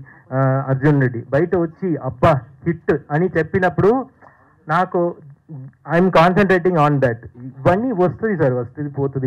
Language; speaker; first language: Telugu; non-native, fluent; Tamil